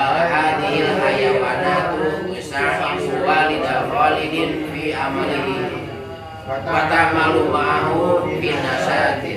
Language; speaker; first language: Arabic; non-native, learner; Indonesian